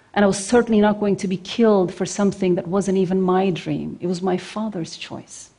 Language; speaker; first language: English; non-native, fluent; Norwegian